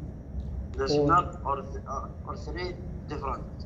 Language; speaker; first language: English; non-native, learner; Arabic